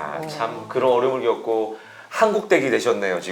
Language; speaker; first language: Korean; native; Korean